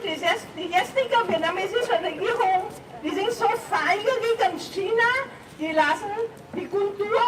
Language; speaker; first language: German; non-native, learner; Vietnamese